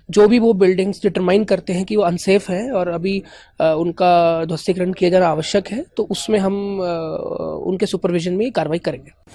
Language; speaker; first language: Hindi; native; Hindi